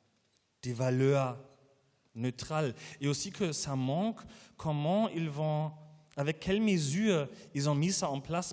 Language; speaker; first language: French; non-native, learner; German